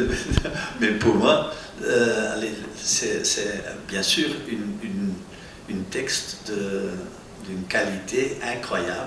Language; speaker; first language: French; non-native, local second language; Dutch